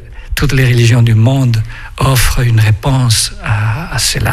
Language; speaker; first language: French; non-native, fluent; Spanish